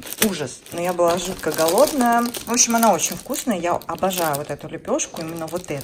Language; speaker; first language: Russian; native; Russian